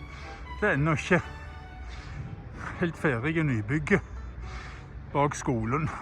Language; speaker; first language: Norwegian; native; Norwegian